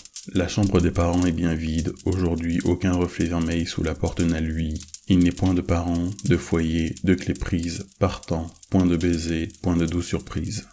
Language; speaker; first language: French; native; French